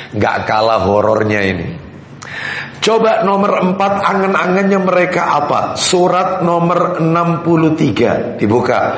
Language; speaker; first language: Indonesian; non-native, local second language; Javanese